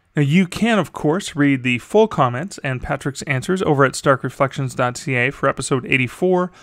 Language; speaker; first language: English; native; English